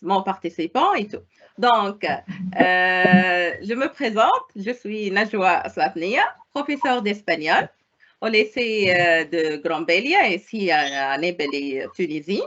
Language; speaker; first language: French; non-native, local second language; Arabic